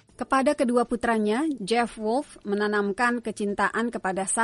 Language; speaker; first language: Indonesian; native; Indonesian